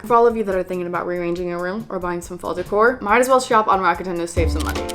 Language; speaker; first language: English; native; English